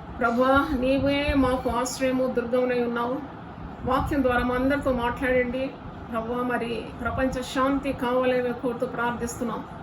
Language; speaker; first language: Telugu; non-native, local second language; Malayalam